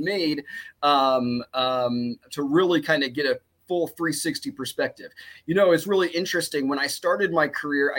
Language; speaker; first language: English; native; English